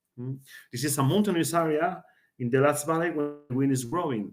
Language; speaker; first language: English; non-native, learner; Spanish